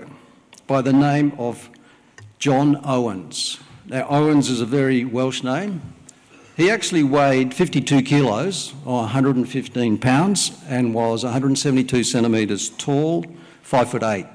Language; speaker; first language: English; early bilingual, other home language; Welsh